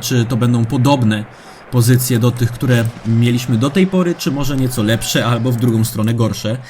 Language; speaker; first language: Polish; native; Polish